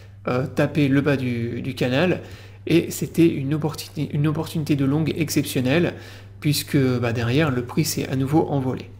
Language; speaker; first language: French; native; French